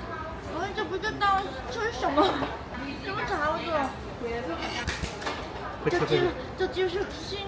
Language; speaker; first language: Chinese; non-native, learner; Korean